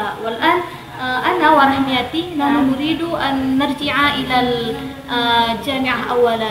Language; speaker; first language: Arabic; non-native, learner; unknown